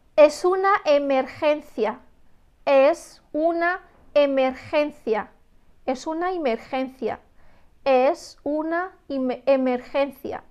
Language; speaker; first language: Spanish; non-native, fluent; Arabic